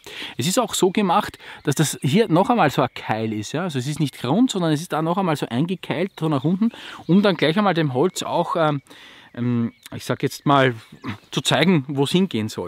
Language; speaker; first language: German; native; German